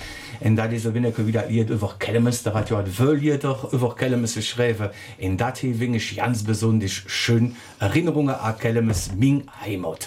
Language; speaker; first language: German; native; German